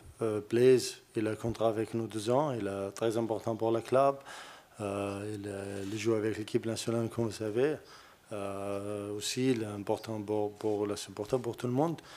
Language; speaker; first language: French; non-native, learner; Arabic